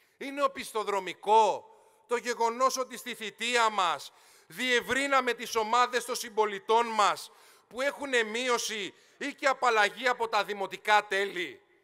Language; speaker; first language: Greek; native; Greek